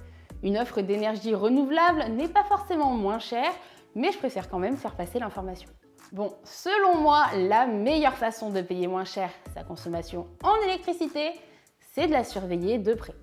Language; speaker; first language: French; native; French